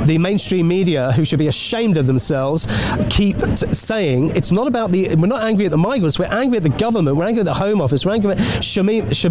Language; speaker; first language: English; native; English